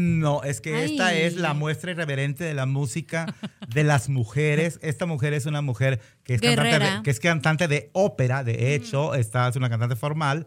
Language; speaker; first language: Spanish; native; Spanish